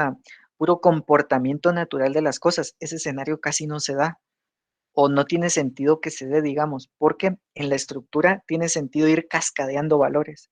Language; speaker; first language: Spanish; native; Spanish